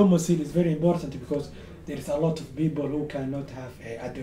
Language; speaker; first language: English; non-native, learner; Somali